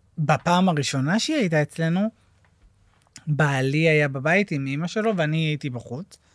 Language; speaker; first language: Hebrew; native; Hebrew